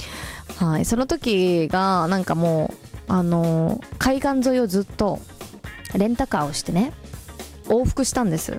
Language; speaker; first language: Japanese; native; Japanese